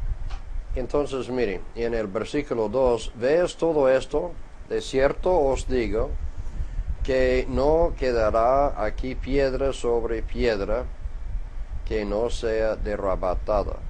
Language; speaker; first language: Spanish; non-native, fluent; English